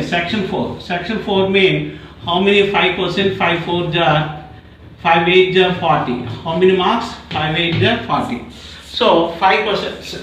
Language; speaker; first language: English; non-native, local second language; Telugu